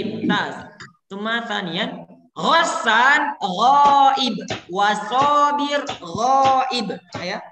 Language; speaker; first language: Arabic; non-native, fluent; Indonesian